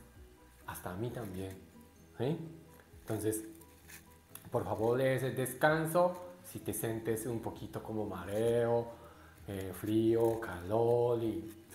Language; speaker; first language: Spanish; non-native, learner; Japanese